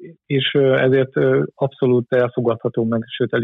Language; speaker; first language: Hungarian; native; Hungarian